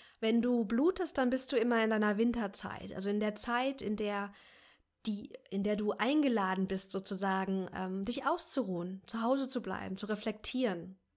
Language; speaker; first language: German; native; German